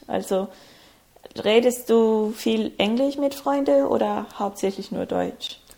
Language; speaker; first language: German; non-native, fluent; Spanish